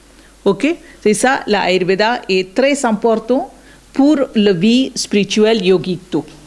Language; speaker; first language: French; non-native, learner; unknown